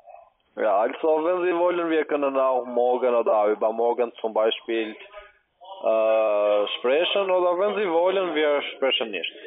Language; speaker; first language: German; non-native, learner; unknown